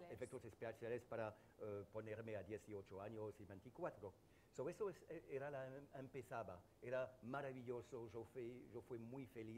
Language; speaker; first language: Spanish; non-native, learner; French